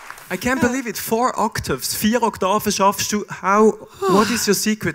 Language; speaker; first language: English; non-native, fluent; German